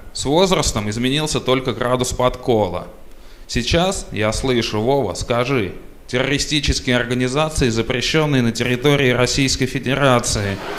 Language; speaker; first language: Russian; native; Russian